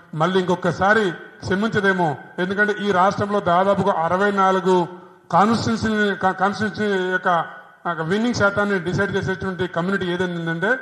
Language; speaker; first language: Telugu; non-native, local second language; Lambadi